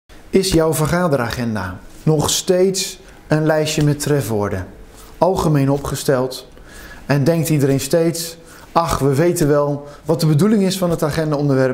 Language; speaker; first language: Dutch; native; Dutch